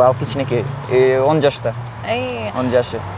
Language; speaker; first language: Kyrgyz; non-native, learner; Bangla